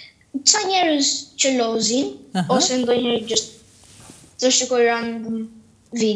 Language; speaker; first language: Albanian; early bilingual, heritage; Albanian